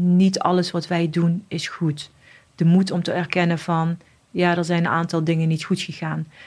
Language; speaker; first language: Dutch; early bilingual, other home language; Arabic